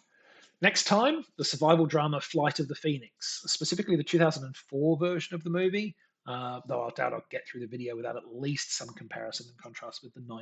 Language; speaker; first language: English; native; English